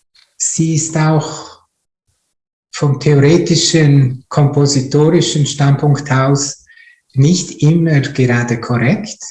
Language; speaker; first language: German; non-native, fluent; Italian